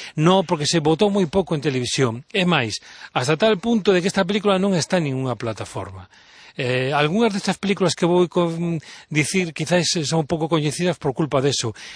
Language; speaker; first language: Galician; non-native, local second language; Spanish